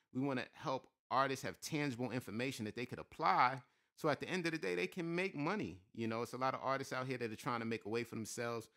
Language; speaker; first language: English; native; English